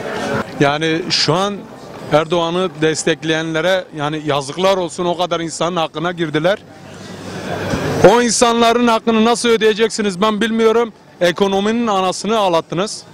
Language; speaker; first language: Turkish; early bilingual, other home language; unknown